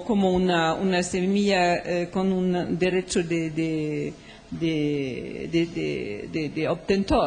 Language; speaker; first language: Spanish; non-native, fluent; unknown